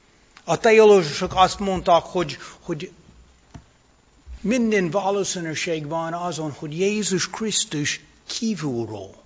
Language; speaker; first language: Hungarian; non-native, fluent; English